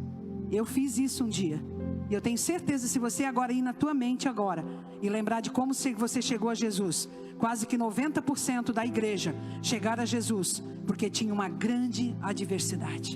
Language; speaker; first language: Portuguese; native; Portuguese